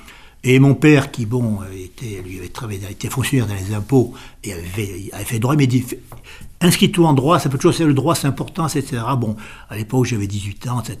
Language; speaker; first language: French; native; French